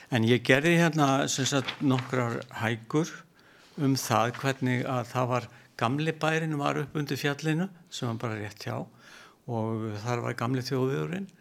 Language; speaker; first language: Icelandic; native; Icelandic